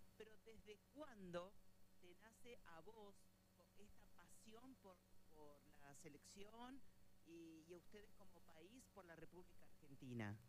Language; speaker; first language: Spanish; native; Spanish